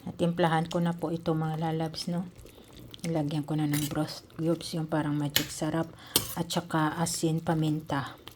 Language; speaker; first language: Filipino; native; Filipino